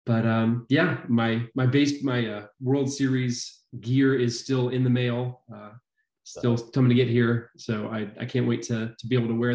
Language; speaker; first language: English; native; English